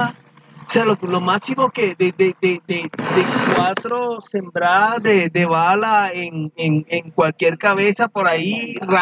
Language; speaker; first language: Spanish; native; Spanish